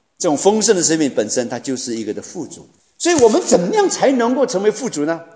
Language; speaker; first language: Chinese; native; Chinese